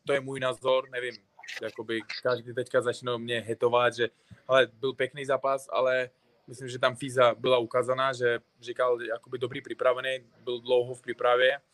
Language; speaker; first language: Czech; non-native, fluent; Uzbek